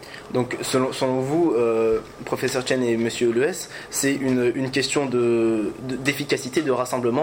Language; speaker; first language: French; native; French